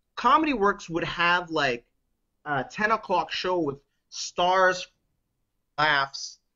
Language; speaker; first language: English; native; English